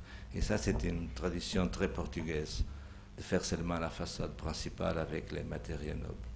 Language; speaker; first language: French; non-native, fluent; Portuguese